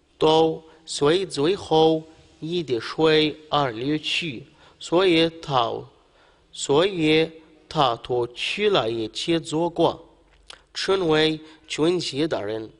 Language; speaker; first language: Chinese; non-native, fluent; Arabic